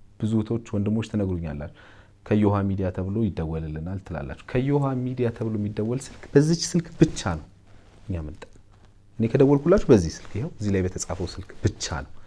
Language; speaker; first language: Amharic; native; Amharic